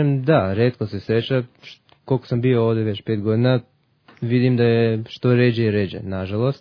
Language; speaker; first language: Serbian; early bilingual, heritage; Serbian